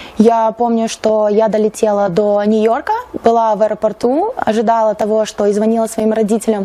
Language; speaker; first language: Russian; native; Russian